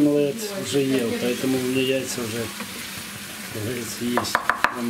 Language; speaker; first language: Russian; native; Russian